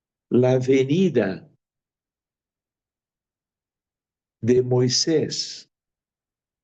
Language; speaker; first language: Spanish; non-native, fluent; Portuguese